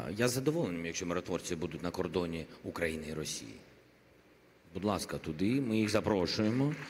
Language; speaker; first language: Ukrainian; non-native, local second language; Russian